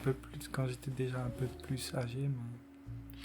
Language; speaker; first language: French; non-native, local second language; Dutch